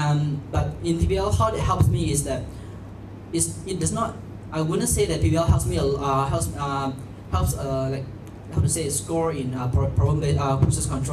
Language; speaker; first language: English; non-native, local second language; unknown